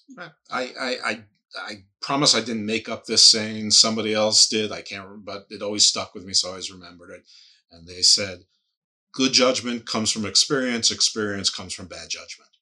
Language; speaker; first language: English; native; English